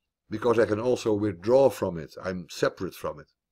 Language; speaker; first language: English; non-native, fluent; Dutch